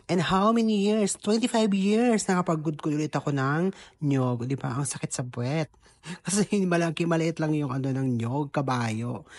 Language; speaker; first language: Filipino; non-native, local second language; Cebuano